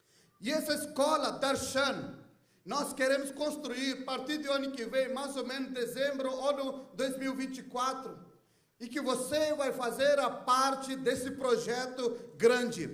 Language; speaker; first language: Portuguese; non-native, fluent; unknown